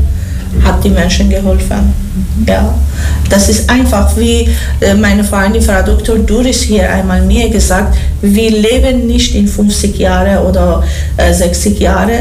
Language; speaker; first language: German; non-native, learner; Persian